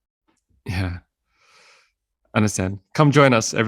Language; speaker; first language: English; native; English